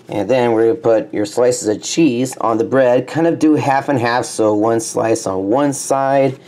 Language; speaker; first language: English; native; English